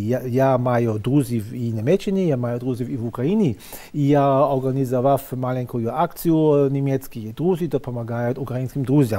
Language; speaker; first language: Ukrainian; non-native, fluent; German